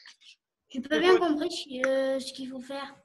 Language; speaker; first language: French; native; French